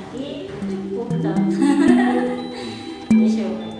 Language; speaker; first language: Catalan; non-native, learner; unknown